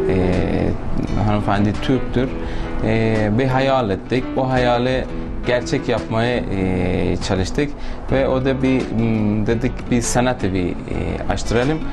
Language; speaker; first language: Turkish; non-native, local second language; Persian